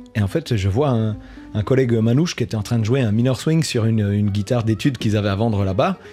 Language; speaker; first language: French; native; French